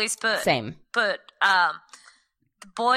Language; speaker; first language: English; non-native, fluent; Spanish